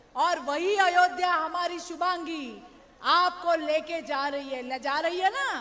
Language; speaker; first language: Hindi; non-native, local second language; Marathi